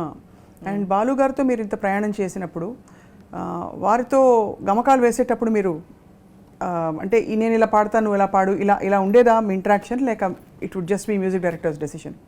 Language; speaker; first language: Telugu; native; Telugu